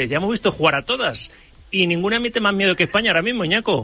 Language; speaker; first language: Spanish; native; Spanish